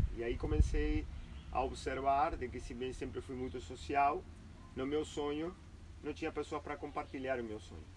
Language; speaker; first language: Portuguese; non-native, fluent; Spanish